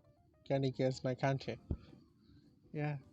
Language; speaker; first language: English; non-native, learner; Bangla